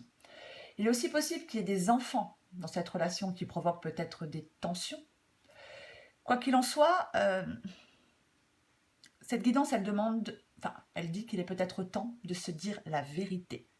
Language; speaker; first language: French; native; French